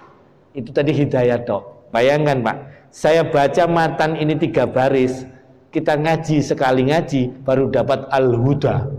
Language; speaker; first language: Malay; non-native, local second language; Javanese